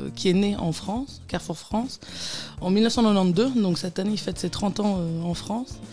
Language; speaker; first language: French; native; French